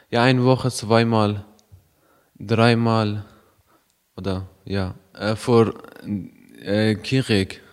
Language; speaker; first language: German; non-native, learner; Persian